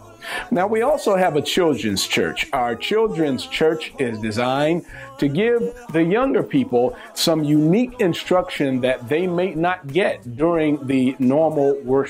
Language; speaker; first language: English; native; English